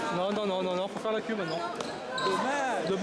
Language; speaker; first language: French; native; French